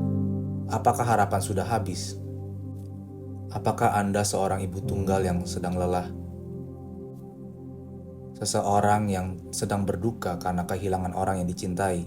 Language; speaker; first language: Indonesian; native; Indonesian